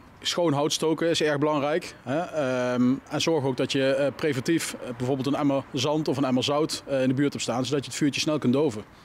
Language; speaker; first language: Dutch; native; Dutch